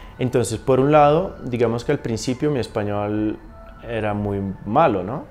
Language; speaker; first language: Spanish; non-native, fluent; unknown